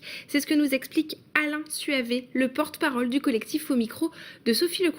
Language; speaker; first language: French; native; French